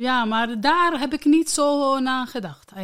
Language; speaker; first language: Dutch; non-native, learner; Arabic